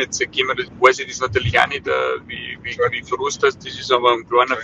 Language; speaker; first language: German; native; German